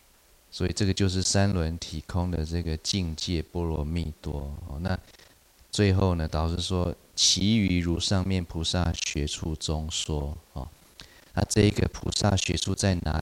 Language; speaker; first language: Chinese; native; Chinese